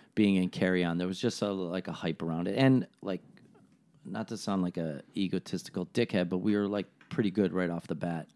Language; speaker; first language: English; native; English